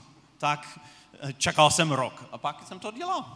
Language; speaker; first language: Czech; non-native, fluent; English